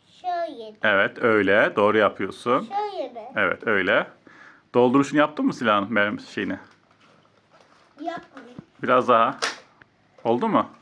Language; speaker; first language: Turkish; native; Turkish